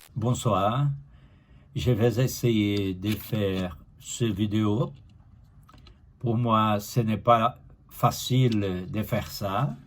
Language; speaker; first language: French; non-native, learner; Portuguese